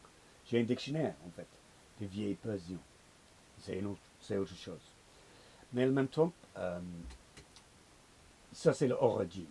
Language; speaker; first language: French; non-native, learner; English